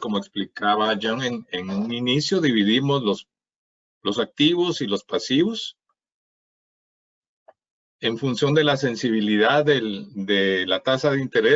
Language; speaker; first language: Spanish; native; Spanish